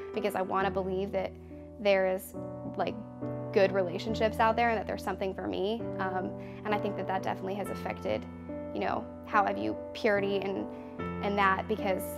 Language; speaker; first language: English; native; English